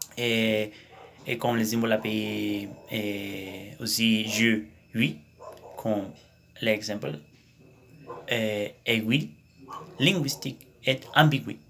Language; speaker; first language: French; non-native, learner; Spanish